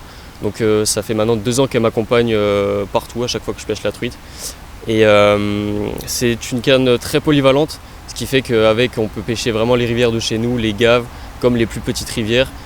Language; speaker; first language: French; native; French